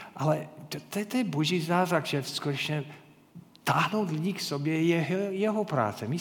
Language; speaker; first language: Czech; non-native, fluent; English